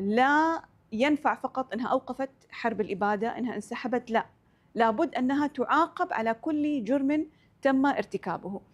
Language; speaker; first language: Arabic; native; Arabic